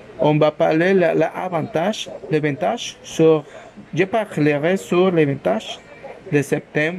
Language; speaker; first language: French; non-native, learner; Spanish